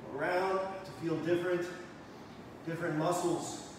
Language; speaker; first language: English; native; English